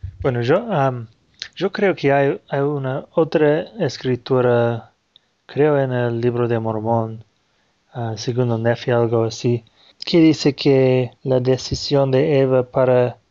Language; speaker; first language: Spanish; non-native, fluent; Portuguese